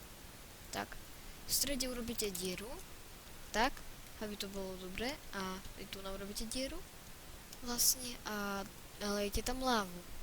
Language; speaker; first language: Slovak; native; Slovak